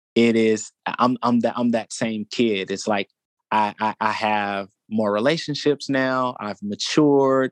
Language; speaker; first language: English; native; English